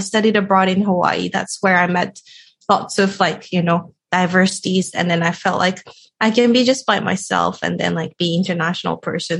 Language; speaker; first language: English; non-native, fluent; Japanese